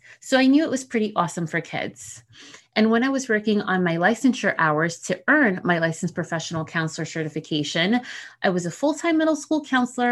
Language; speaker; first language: English; early bilingual, other home language; Spanish